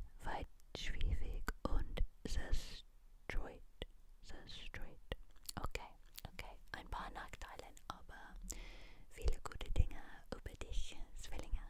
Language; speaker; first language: German; non-native, learner; English